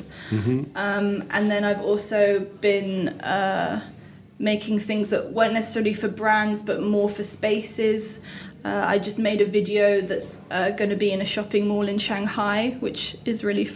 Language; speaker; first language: English; native; English